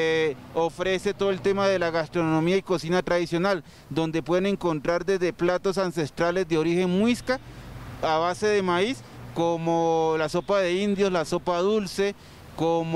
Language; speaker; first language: Spanish; native; Spanish